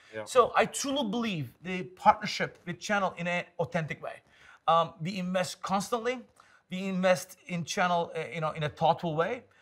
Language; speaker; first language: English; non-native, fluent; Turkish